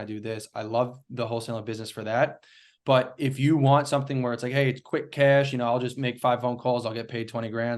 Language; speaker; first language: English; native; English